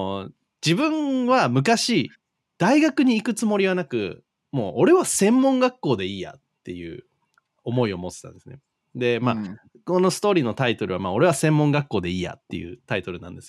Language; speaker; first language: Japanese; native; Japanese